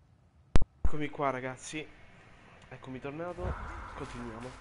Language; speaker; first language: Italian; native; Italian